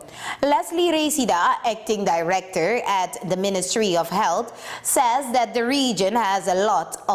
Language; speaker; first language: English; non-native, fluent; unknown